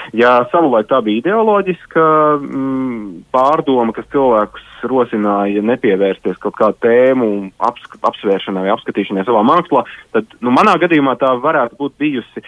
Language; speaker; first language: Latvian; native; Latvian